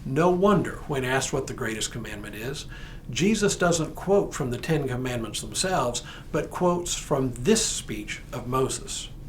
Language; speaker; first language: English; native; English